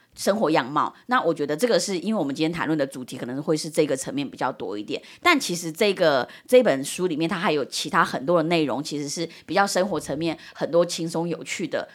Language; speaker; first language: Chinese; early bilingual, heritage; Chinese